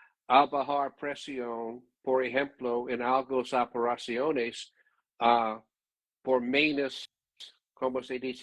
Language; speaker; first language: Spanish; non-native, learner; English